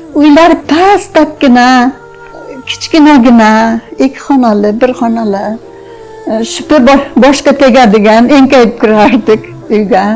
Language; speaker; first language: Uzbek; non-native, local second language; Russian